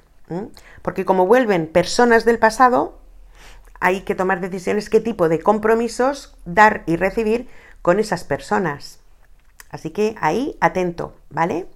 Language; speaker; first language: Spanish; native; Spanish